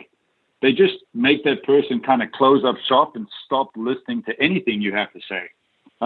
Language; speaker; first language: English; native; English